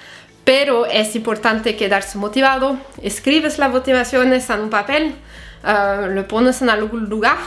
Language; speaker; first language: Spanish; non-native, fluent; French